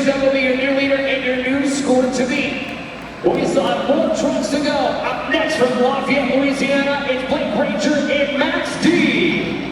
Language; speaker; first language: English; native; English